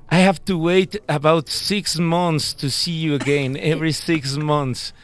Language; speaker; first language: English; non-native, fluent; Spanish